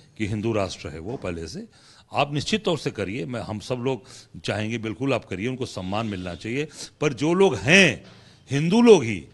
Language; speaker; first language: Hindi; native; Hindi